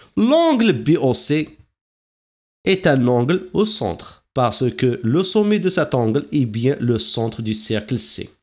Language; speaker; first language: French; non-native, local second language; Arabic